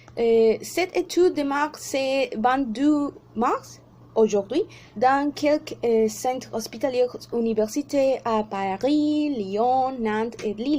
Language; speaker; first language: French; non-native, learner; Spanish